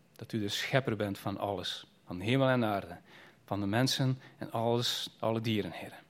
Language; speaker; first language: Dutch; native; Dutch